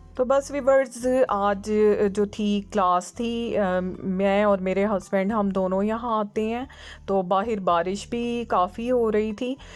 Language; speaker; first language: Urdu; native; Urdu